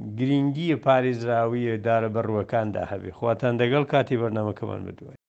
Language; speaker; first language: Central Kurdish; non-native, local second language; Southern Kurdish